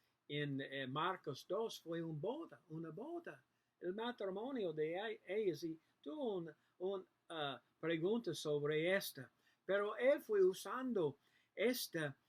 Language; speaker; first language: Spanish; non-native, learner; English